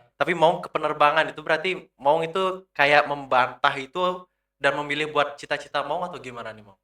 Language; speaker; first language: Indonesian; native; Indonesian